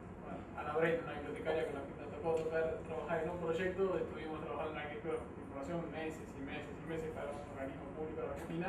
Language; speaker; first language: Spanish; native; Spanish